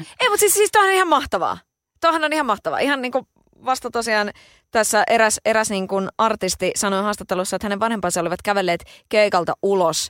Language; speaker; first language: Finnish; native; Finnish